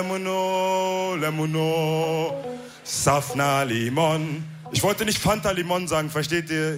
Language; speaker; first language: German; early bilingual, other home language; Wolof